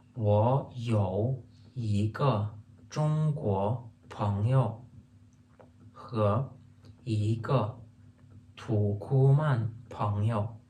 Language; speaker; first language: Chinese; non-native, fluent; Turkmen